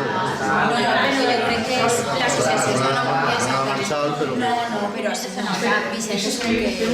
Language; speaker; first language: Spanish; non-native, local second language; Catalan